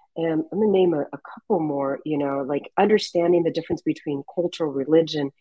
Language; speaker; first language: English; early bilingual, other home language; Spanish